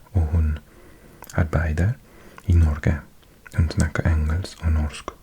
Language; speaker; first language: Norwegian; non-native, learner; English